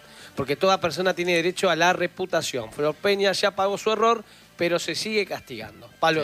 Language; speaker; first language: Spanish; native; Spanish